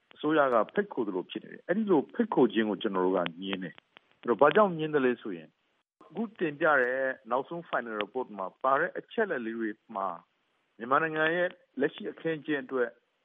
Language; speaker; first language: Burmese; native; Burmese